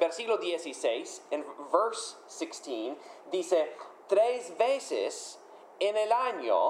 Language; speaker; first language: Spanish; non-native, fluent; English